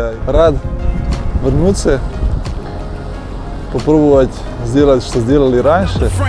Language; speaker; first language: Russian; non-native, learner; Serbian